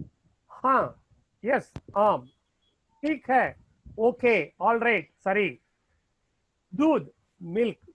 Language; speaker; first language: Hindi; non-native, learner; Tamil